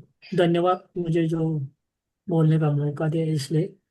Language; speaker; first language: Hindi; non-native, local second language; Marathi